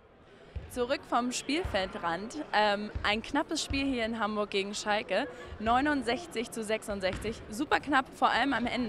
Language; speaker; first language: German; native; German